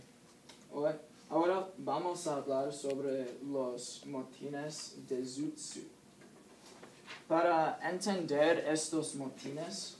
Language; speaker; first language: Spanish; non-native, learner; English